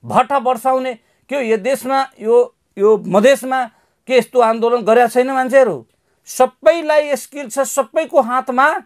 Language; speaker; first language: Nepali; non-native, local second language; Maithili